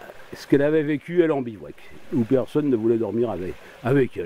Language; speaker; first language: French; native; French